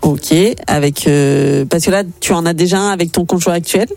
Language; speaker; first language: French; native; French